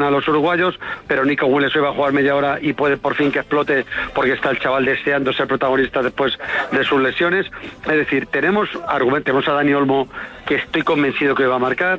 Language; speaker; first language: Spanish; native; Spanish